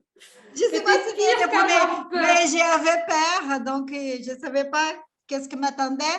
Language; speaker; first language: French; non-native, fluent; Portuguese